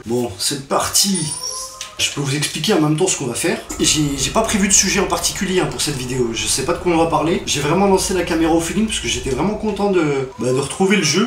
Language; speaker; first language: French; native; French